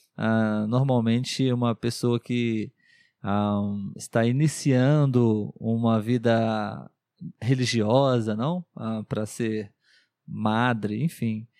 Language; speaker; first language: Portuguese; native; Portuguese